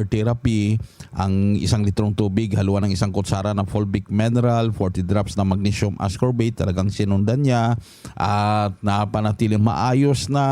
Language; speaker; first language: Filipino; native; Filipino